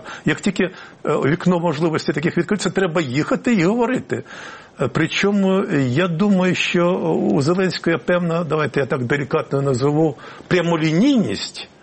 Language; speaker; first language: Ukrainian; native; Ukrainian